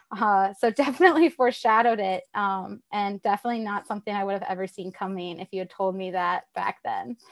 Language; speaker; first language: English; native; English